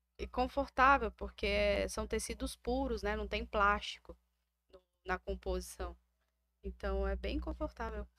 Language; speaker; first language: Portuguese; native; Portuguese